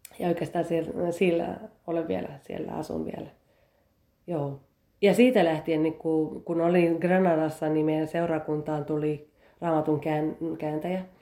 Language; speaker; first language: Finnish; early bilingual, heritage; Finnish